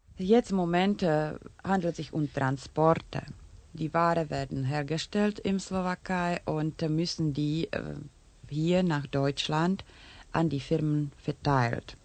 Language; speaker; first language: German; non-native, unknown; Czech